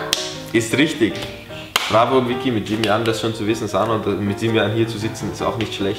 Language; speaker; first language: German; native; German